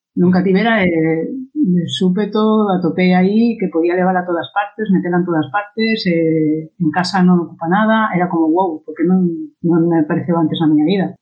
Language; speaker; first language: Galician; non-native, local second language; Spanish